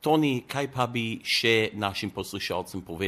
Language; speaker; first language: Slovenian; native; Slovenian